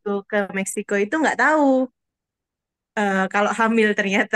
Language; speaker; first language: Indonesian; native; Indonesian